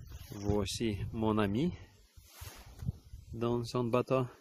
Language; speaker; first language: French; non-native, learner; Ukrainian